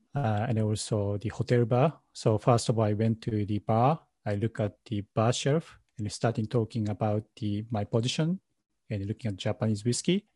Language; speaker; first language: English; non-native, learner; Japanese